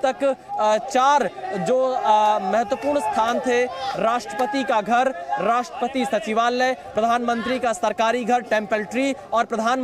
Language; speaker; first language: Hindi; native; Hindi